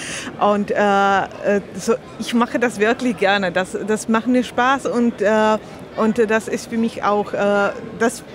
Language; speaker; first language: German; non-native, learner; Slovak